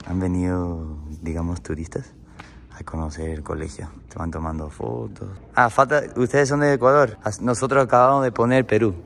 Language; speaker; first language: Spanish; non-native, fluent; English